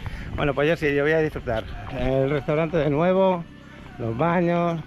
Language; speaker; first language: Spanish; native; Spanish